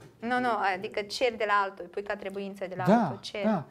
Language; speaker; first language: Romanian; non-native, local second language; Russian